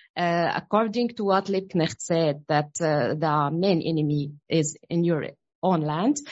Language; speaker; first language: English; non-native, learner; Arabic